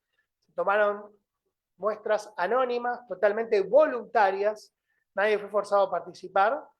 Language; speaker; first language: Spanish; native; Spanish